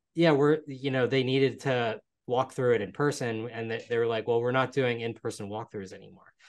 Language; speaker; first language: English; native; English